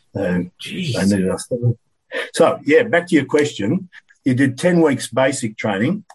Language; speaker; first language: English; native; English